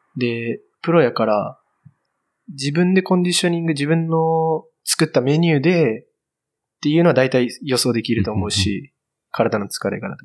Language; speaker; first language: Japanese; native; Japanese